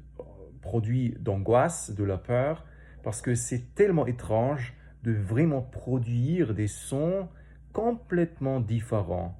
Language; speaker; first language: French; non-native, fluent; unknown